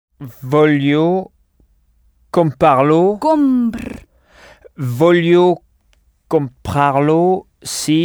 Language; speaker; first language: Italian; non-native, learner; French